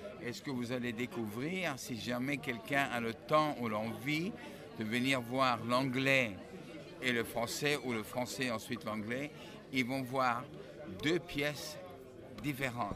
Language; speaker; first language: French; native; French